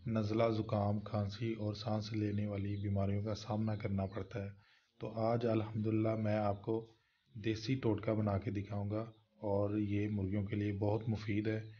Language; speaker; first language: Urdu; non-native, local second language; Punjabi